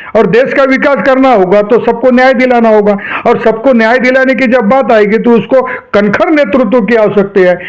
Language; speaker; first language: Hindi; non-native, local second language; Marathi